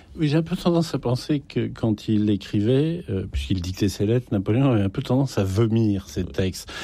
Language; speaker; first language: French; native; French